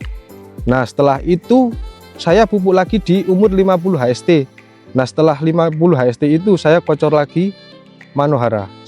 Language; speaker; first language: Indonesian; non-native, local second language; Javanese